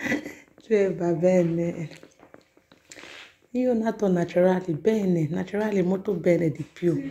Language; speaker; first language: Italian; non-native, learner; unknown